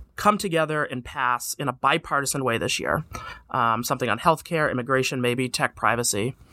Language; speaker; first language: English; native; English